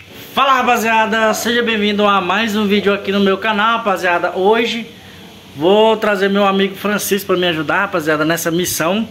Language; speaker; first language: Portuguese; native; Portuguese